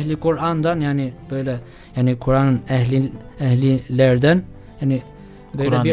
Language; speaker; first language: Turkish; non-native, learner; Albanian